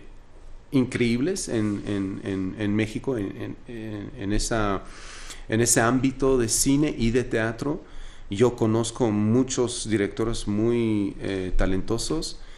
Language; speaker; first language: Spanish; non-native, fluent; Arabic